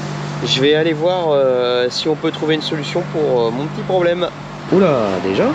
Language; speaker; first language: French; native; French